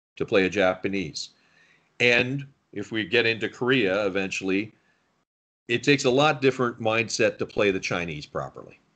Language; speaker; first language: English; native; English